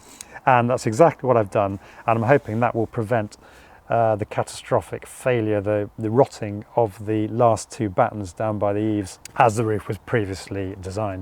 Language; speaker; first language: English; native; English